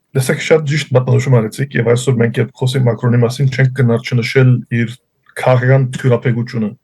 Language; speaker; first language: Armenian; early bilingual, heritage; Armenian